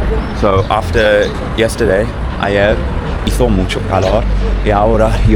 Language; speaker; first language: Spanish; non-native, learner; English